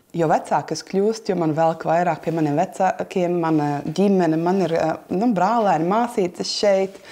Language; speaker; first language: Latvian; native; Latvian